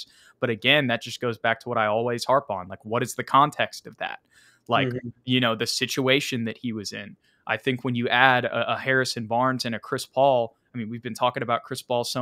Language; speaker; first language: English; native; English